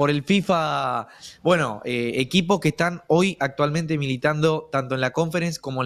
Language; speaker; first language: Spanish; native; Spanish